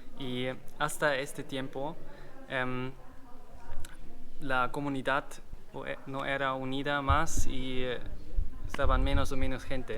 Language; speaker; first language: Spanish; non-native, learner; German